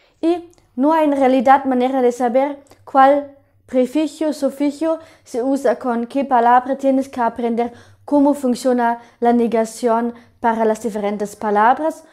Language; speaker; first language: Spanish; non-native, fluent; German